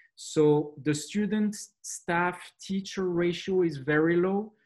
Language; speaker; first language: English; non-native, fluent; French